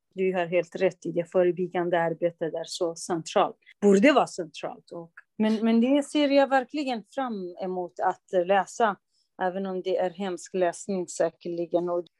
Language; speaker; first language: Swedish; non-native, local second language; Kurdish